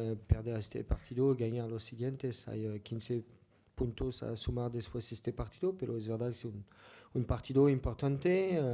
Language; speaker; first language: Spanish; non-native, fluent; French